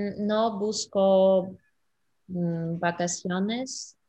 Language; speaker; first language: Spanish; non-native, learner; English